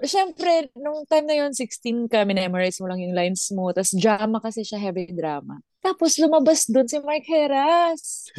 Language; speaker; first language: Filipino; non-native, local second language; Cebuano